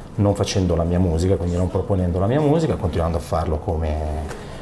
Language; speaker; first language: Italian; native; Italian